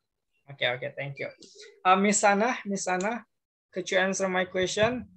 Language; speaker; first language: English; non-native, fluent; Indonesian